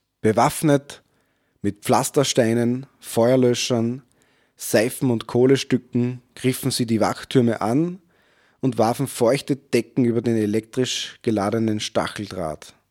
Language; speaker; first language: German; native; German